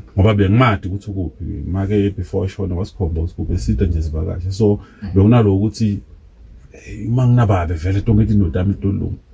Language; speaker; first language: Zulu; non-native, local second language; Swati